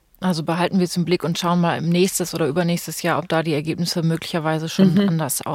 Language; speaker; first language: German; native; German